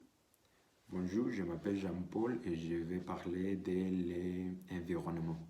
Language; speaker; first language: French; non-native, learner; Spanish